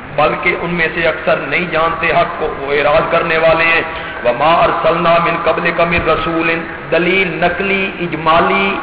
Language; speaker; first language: Urdu; non-native, local second language; Punjabi